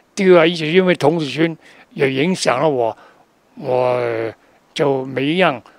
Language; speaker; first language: Chinese; non-native, local second language; Cantonese